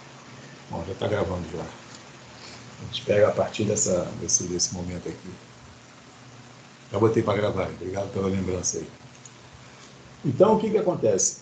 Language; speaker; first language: Portuguese; native; Portuguese